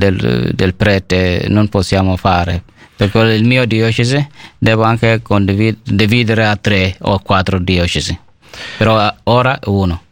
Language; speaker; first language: Italian; non-native, learner; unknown